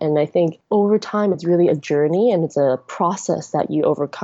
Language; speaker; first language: English; non-native, local second language; Cantonese